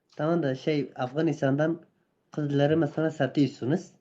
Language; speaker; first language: Turkish; non-native, fluent; Persian